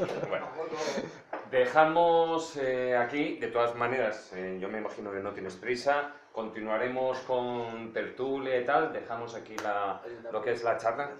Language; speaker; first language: Spanish; native; Spanish